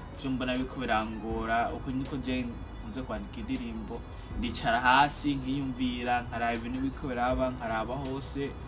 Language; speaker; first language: Rundi; early bilingual, heritage; Rundi